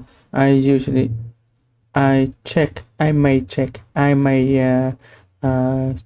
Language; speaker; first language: English; non-native, learner; Vietnamese